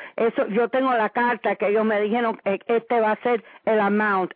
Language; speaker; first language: Spanish; early bilingual, heritage; Spanish